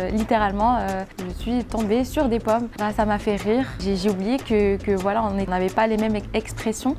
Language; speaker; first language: French; non-native, local second language; Arabic